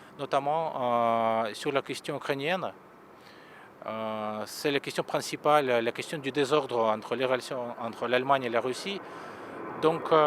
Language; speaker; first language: French; non-native, fluent; Russian